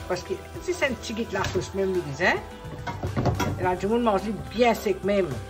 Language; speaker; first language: French; non-native, local second language; Morisyen